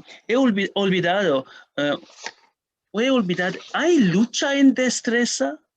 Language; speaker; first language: Spanish; non-native, learner; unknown